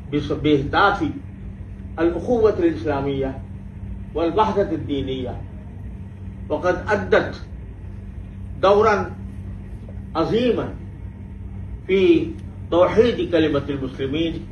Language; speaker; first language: Arabic; non-native, fluent; Urdu